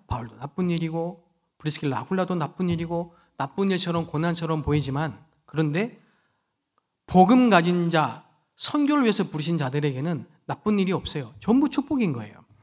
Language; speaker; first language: Korean; native; Korean